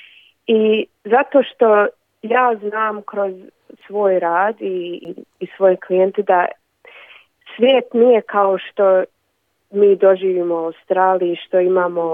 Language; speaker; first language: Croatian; early bilingual, other home language; Bosnian